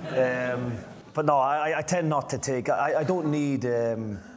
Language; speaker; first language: English; native; English